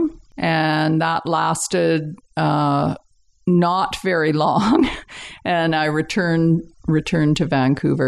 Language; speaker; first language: English; native; English